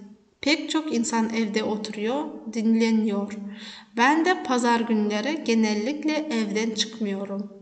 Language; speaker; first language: Turkish; non-native, fluent; Kazakh